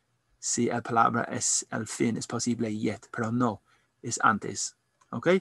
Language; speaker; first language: Spanish; non-native, learner; English